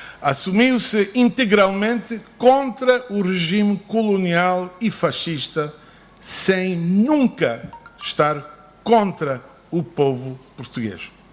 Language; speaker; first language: Portuguese; non-native, fluent; English